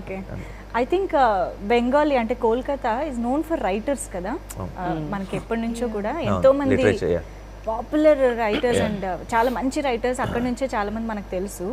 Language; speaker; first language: Telugu; native; Telugu